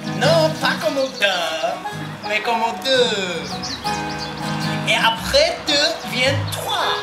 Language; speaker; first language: French; non-native, learner; English